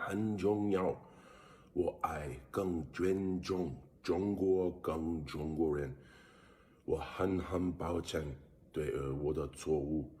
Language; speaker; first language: Chinese; non-native, learner; English